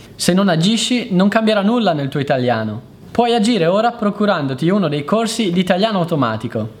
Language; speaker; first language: Italian; native; Italian